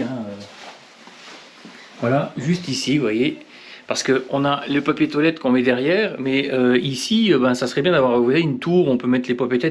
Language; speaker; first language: French; native; French